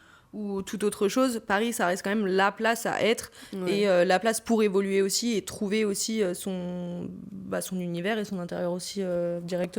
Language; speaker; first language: French; native; French